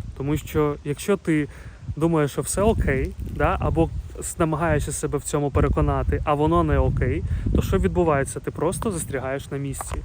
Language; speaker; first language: Ukrainian; non-native, local second language; Russian